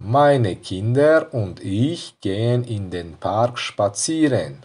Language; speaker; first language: German; non-native, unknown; Tajik